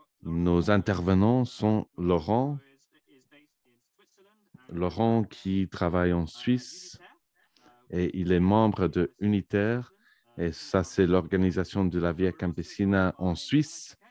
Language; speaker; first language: French; non-native, fluent; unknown